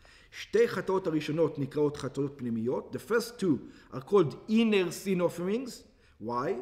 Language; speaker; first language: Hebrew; non-native, fluent; English